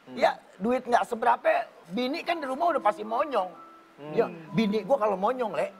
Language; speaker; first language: Indonesian; native; Indonesian